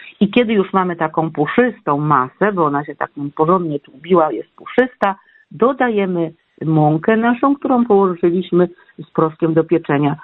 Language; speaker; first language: Polish; native; Polish